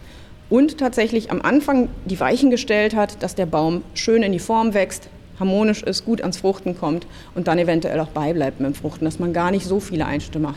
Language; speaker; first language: German; native; German